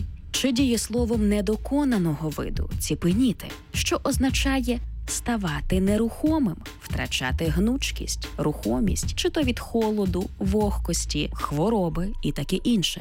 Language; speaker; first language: Ukrainian; native; Ukrainian